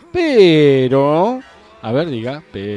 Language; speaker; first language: Spanish; native; Spanish